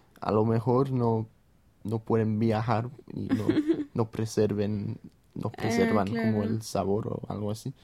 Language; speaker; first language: Spanish; non-native, fluent; English